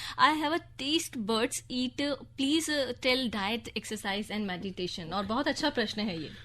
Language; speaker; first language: Hindi; native; Hindi